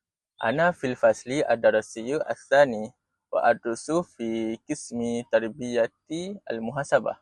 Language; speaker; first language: Arabic; non-native, learner; Malay